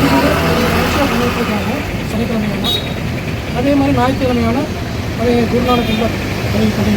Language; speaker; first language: Tamil; native; Tamil